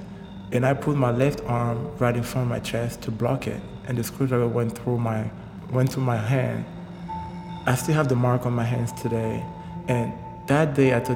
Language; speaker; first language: English; non-native, local second language; French